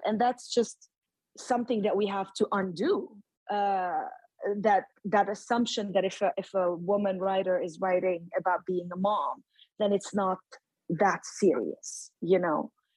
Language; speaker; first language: English; non-native, fluent; Arabic